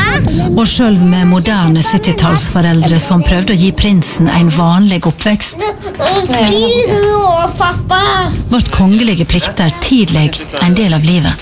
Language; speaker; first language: Norwegian; native; Norwegian